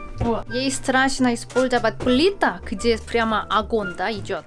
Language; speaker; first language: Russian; non-native, fluent; Korean